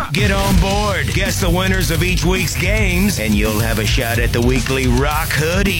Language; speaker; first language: English; native; English